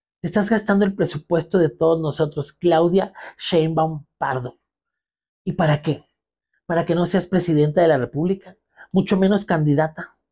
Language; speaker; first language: Spanish; native; Spanish